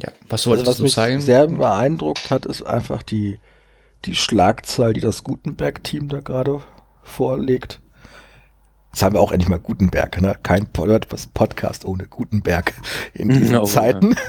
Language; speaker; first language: German; native; German